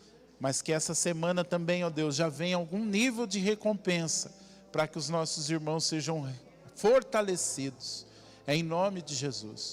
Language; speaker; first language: Portuguese; native; Portuguese